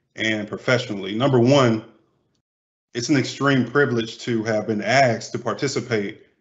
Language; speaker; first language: English; native; English